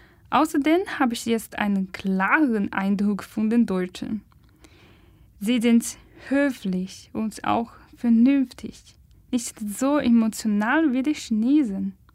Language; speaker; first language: German; non-native, fluent; Chinese